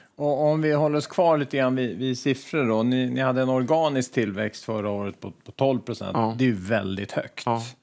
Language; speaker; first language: Swedish; native; Swedish